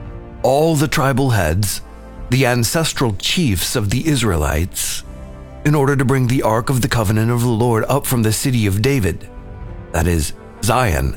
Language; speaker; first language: English; native; English